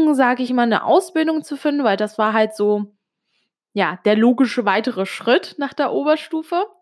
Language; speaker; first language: German; early bilingual, other home language; Italian